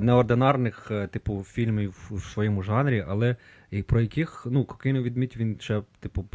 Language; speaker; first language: Ukrainian; native; Ukrainian